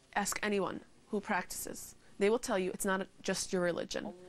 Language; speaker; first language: English; native; English